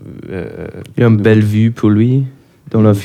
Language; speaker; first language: French; non-native, learner; German